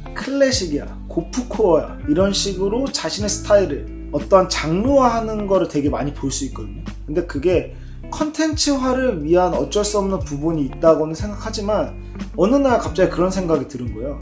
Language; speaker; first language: Korean; native; Korean